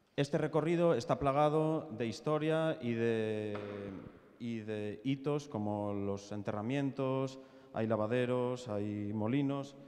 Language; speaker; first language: Spanish; native; Spanish